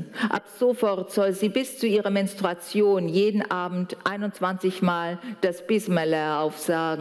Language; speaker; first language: German; native; German